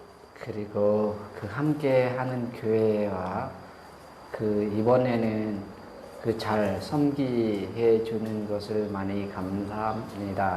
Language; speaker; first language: Korean; non-native, learner; Lao